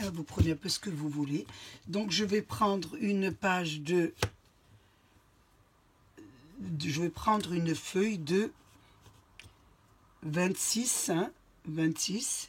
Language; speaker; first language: French; native; French